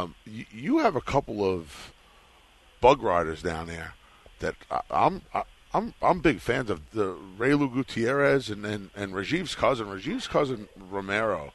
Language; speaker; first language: English; native; English